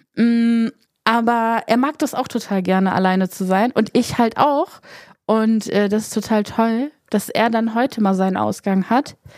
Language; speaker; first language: German; early bilingual, other home language; Polish